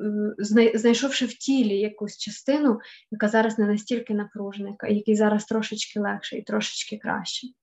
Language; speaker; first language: Ukrainian; native; Ukrainian